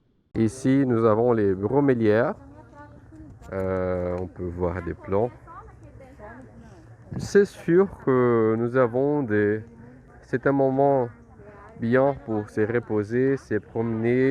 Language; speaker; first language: French; non-native, fluent; Portuguese